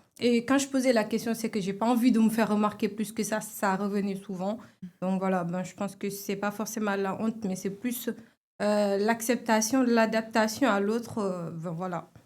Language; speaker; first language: French; non-native, local second language; Wolof